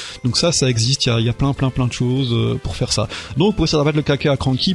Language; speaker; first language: French; native; French